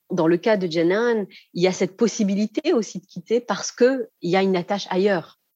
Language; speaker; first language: French; native; French